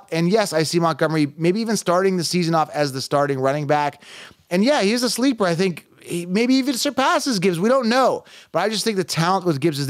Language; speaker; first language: English; native; English